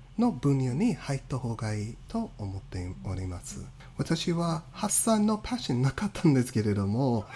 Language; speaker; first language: Japanese; non-native, fluent; English